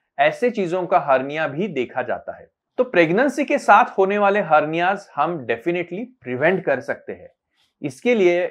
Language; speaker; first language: Hindi; non-native, local second language; Marathi